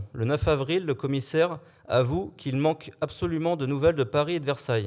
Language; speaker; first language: French; native; French